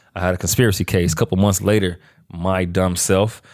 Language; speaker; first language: English; native; English